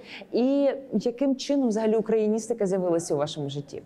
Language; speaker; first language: Ukrainian; native; Ukrainian